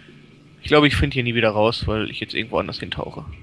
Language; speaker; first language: German; native; German